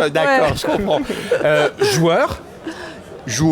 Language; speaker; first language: French; native; French